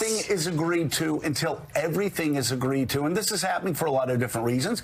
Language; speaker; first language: English; native; English